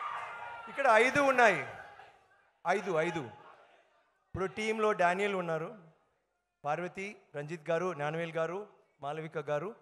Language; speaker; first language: Telugu; non-native, fluent; Tamil